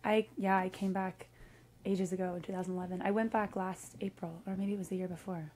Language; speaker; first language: English; native; English